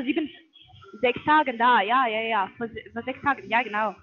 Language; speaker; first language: German; non-native, learner; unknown